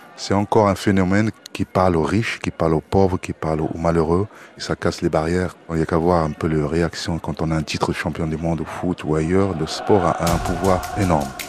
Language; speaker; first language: French; non-native, local second language; Arabic